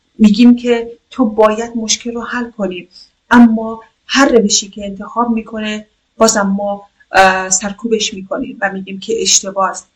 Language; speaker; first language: Persian; non-native, local second language; Kurdish